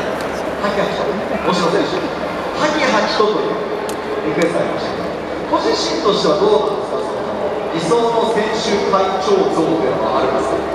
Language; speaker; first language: Japanese; native; Japanese